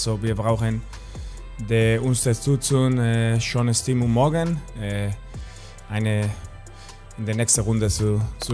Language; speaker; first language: German; non-native, fluent; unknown